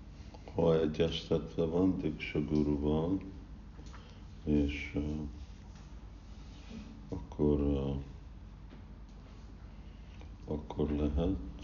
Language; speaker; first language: Hungarian; early bilingual, heritage; Hungarian